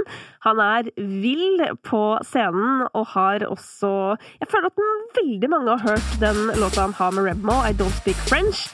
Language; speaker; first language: Norwegian; native; Norwegian